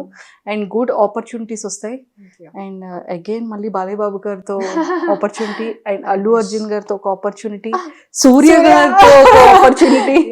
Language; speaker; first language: Telugu; native; Telugu